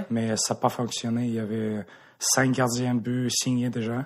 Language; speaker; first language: French; native; French